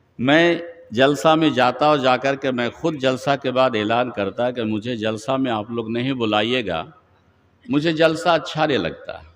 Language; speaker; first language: Urdu; non-native, local second language; Bangla